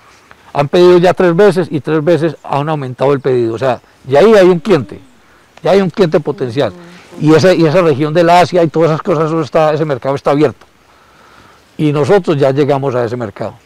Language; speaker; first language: Spanish; native; Spanish